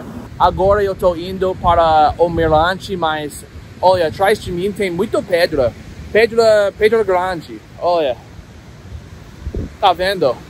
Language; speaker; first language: Portuguese; non-native, fluent; English